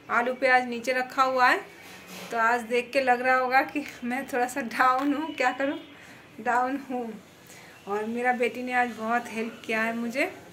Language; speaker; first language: Hindi; non-native, local second language; Bangla